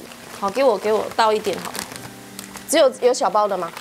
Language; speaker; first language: Chinese; native; Chinese